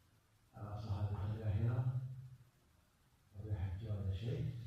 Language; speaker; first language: Arabic; native; Arabic